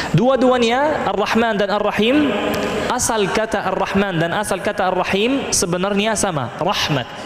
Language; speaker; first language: Malay; non-native, fluent; Arabic